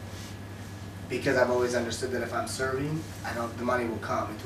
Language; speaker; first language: English; native; English